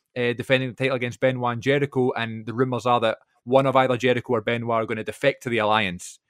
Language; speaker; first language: English; native; English